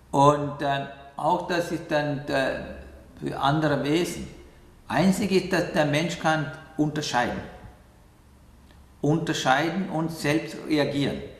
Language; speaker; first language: German; non-native, learner; Sinhala